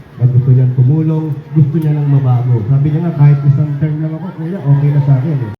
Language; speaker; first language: Filipino; native; Filipino